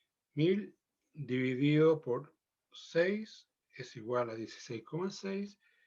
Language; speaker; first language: Spanish; native; Spanish